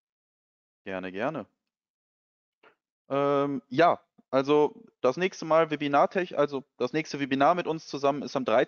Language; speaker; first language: German; native; German